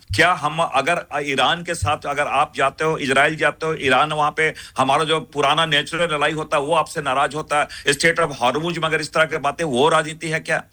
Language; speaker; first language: Hindi; native; Hindi